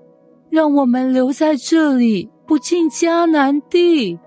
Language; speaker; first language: Chinese; native; Chinese